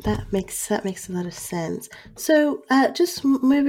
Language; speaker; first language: English; non-native, local second language; Yoruba